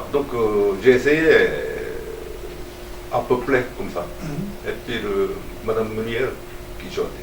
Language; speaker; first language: French; non-native, learner; Japanese